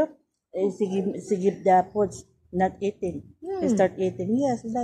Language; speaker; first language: English; non-native, learner; Filipino